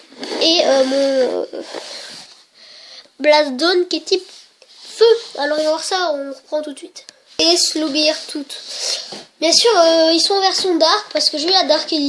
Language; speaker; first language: French; native; French